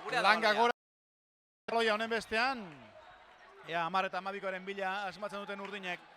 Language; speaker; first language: Basque; native; Basque